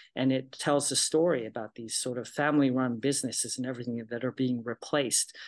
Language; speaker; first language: English; early bilingual, other home language; Japanese